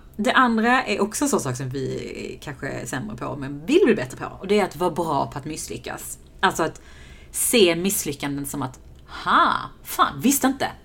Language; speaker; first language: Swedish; early bilingual, other home language; Persian